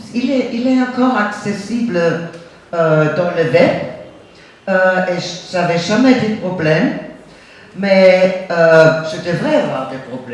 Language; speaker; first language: French; non-native, fluent; German